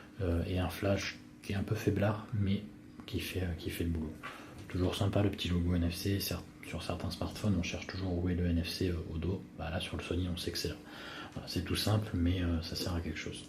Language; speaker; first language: French; native; French